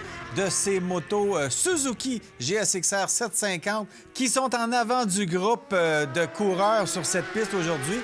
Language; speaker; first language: French; native; French